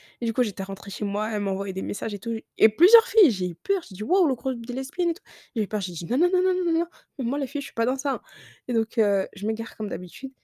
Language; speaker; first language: French; early bilingual, other home language; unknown